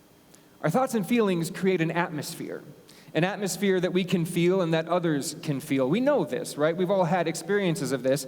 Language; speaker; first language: English; native; English